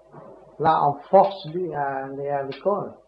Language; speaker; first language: French; non-native, learner; Vietnamese